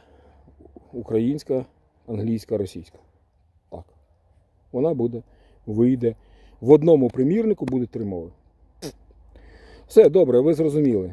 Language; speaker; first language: Ukrainian; non-native, local second language; Russian